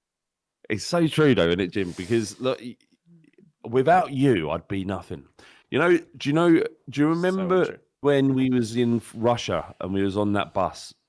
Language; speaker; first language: English; native; English